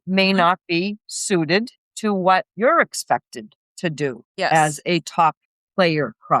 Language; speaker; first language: English; native; English